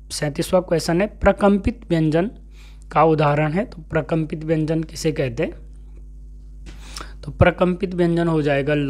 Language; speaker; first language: Hindi; native; Hindi